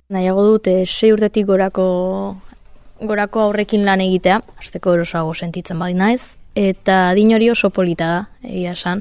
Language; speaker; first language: Basque; non-native, local second language; Spanish